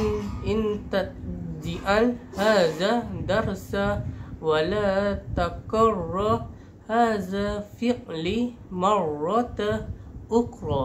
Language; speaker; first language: Arabic; non-native, learner; Malay